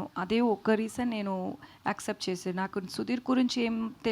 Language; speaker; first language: Telugu; non-native, learner; Tamil